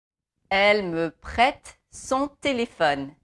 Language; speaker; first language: French; non-native, fluent; English